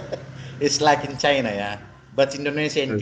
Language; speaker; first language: English; non-native, learner; Indonesian